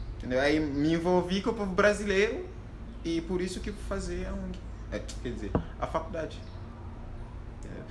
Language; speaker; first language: Portuguese; non-native, fluent; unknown